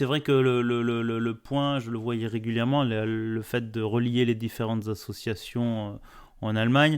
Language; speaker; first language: French; native; French